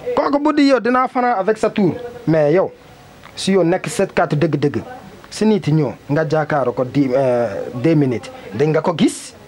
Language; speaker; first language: Wolof; non-native, learner; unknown